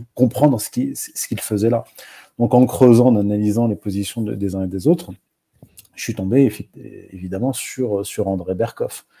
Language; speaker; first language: French; non-native, local second language; Arabic